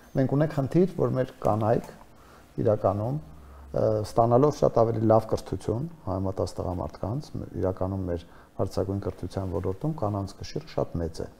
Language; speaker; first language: Armenian; native; Armenian